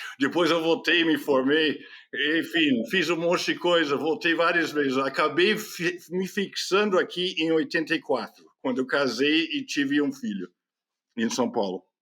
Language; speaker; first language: Portuguese; non-native, fluent; English